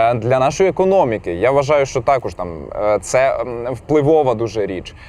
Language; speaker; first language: Ukrainian; native; Ukrainian